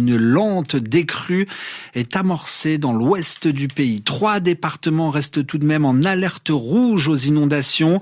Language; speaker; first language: French; native; French